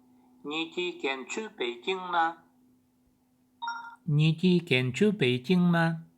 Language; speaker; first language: Chinese; non-native, learner; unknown